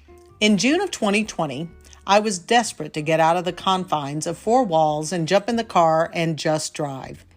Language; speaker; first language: English; native; English